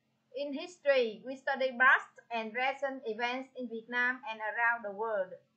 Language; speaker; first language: English; non-native, fluent; Vietnamese